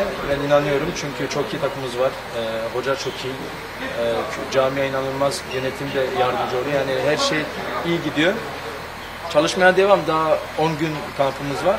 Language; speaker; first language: Turkish; early bilingual, heritage; Turkish